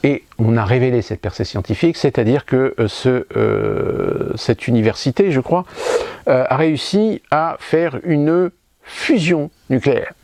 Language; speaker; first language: French; native; French